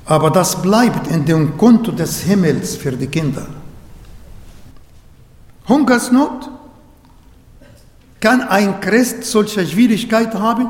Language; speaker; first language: German; non-native, learner; Arabic